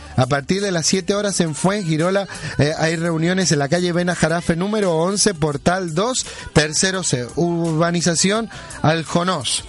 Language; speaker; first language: Spanish; native; Spanish